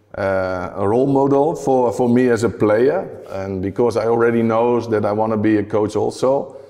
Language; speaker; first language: English; non-native, fluent; Dutch